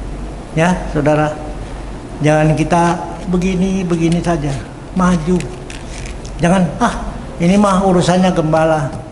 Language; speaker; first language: Indonesian; native; Indonesian